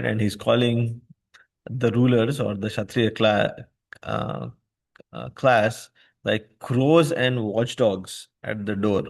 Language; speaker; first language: English; non-native, local second language; Hindi